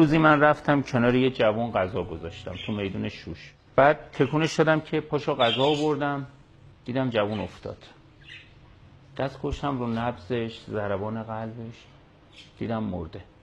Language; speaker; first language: Persian; native; Persian